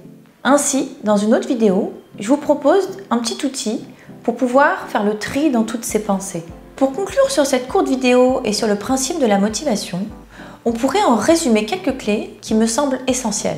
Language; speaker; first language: French; native; French